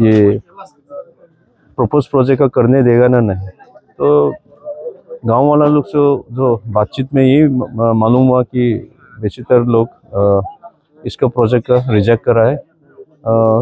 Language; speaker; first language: Hindi; non-native, local second language; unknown